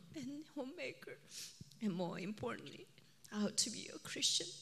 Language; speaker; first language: English; non-native, fluent; Korean